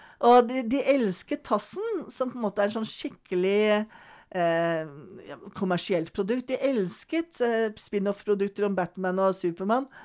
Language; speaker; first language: Norwegian; native; Norwegian